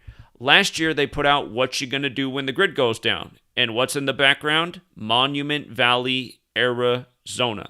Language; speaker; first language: English; native; English